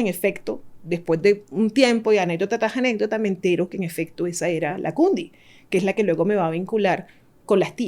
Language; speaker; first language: Spanish; native; Spanish